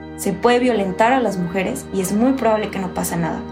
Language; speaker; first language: Spanish; native; Spanish